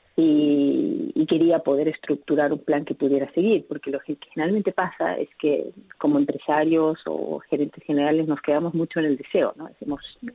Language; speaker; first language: Spanish; native; Spanish